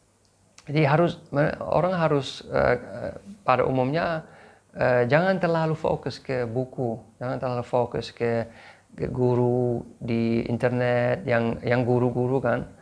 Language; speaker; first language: Indonesian; non-native, fluent; English